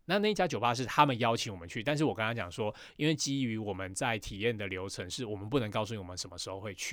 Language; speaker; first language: Chinese; native; Chinese